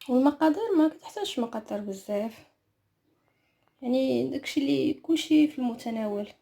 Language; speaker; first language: Arabic; native; Arabic